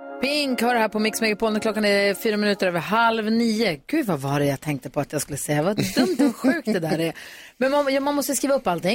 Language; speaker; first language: Swedish; native; Swedish